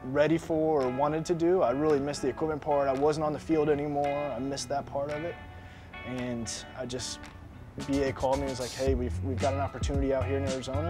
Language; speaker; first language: English; native; English